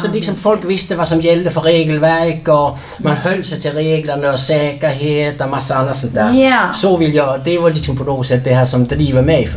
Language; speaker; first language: Swedish; non-native, fluent; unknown